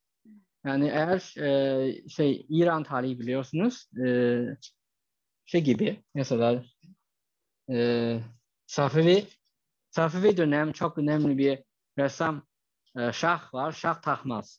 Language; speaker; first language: Turkish; non-native, fluent; Chinese